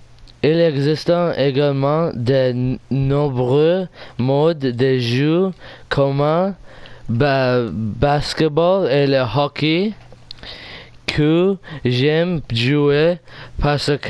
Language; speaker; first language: French; non-native, learner; English